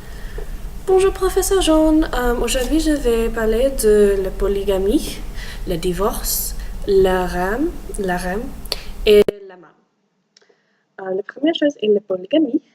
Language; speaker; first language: French; non-native, learner; English